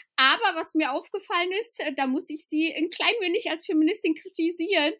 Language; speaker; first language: German; early bilingual, other home language; Albanian